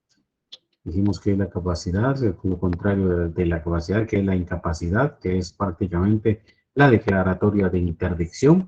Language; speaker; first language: Spanish; native; Spanish